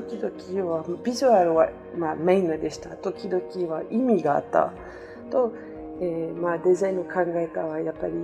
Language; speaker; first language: Japanese; non-native, learner; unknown